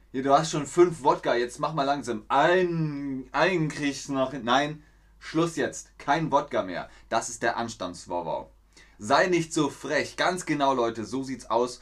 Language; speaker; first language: German; native; German